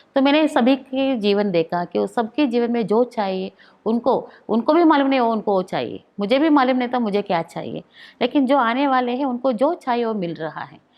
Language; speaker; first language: Hindi; non-native, local second language; Malayalam